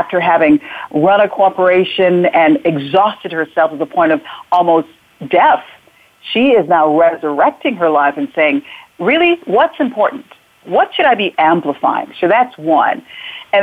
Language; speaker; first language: English; native; English